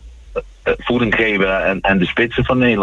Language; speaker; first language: Dutch; non-native, fluent; Spanish